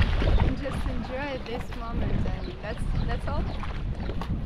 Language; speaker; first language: English; non-native, learner; Russian